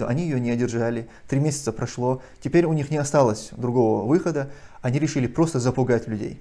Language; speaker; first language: Russian; non-native, local second language; Chechen